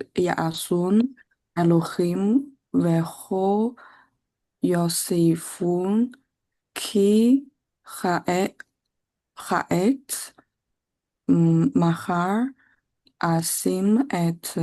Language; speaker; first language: Hebrew; non-native, learner; English